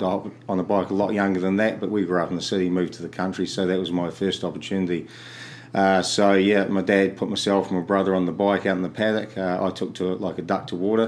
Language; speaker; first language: English; native; English